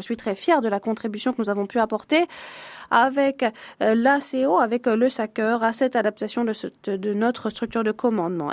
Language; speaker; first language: French; native; French